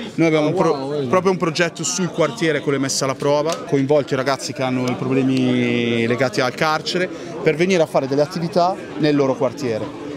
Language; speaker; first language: Italian; native; Italian